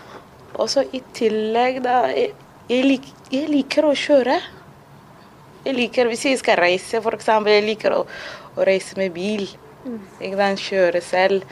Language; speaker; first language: Norwegian; non-native, fluent; Somali